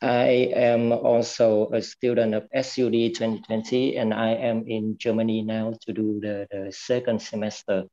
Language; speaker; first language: English; non-native, fluent; Vietnamese